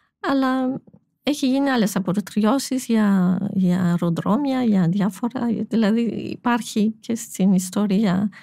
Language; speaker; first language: Greek; non-native, fluent; French